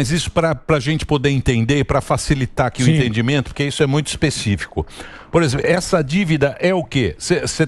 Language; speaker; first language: Portuguese; native; Portuguese